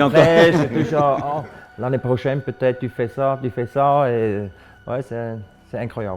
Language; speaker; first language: French; non-native, local second language; German